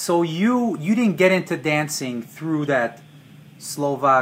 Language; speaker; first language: English; early bilingual, other home language; Hungarian